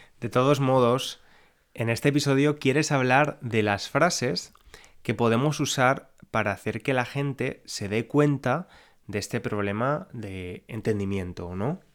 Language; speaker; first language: Spanish; native; Spanish